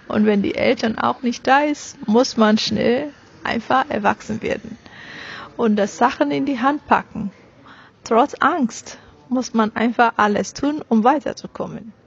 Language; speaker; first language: German; non-native, fluent; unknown